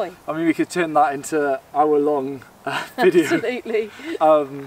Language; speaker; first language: English; native; English